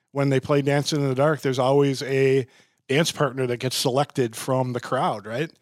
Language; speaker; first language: English; native; English